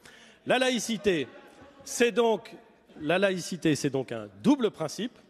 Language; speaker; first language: French; native; French